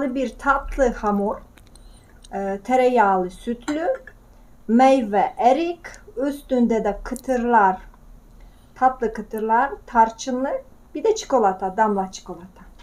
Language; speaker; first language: Turkish; non-native, fluent; Polish